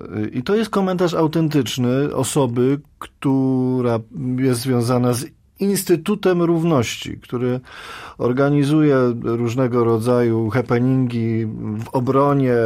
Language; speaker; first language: Polish; native; Polish